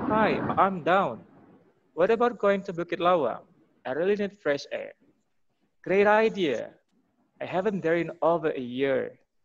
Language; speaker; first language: English; non-native, fluent; Indonesian